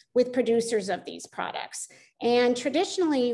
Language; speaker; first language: English; native; English